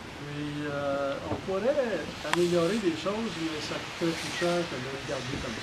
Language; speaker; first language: French; native; French